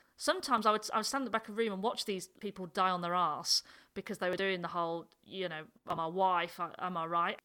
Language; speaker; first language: English; native; English